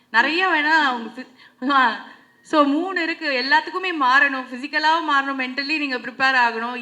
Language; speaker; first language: Tamil; native; Tamil